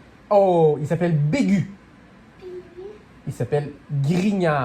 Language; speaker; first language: French; native; French